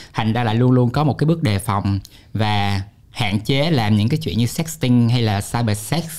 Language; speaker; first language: Vietnamese; native; Vietnamese